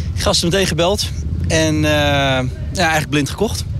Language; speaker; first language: Dutch; native; Dutch